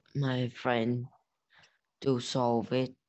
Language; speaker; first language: English; non-native, learner; Vietnamese